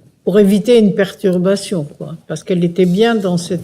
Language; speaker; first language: French; native; French